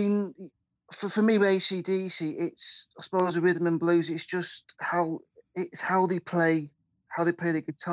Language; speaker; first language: English; native; English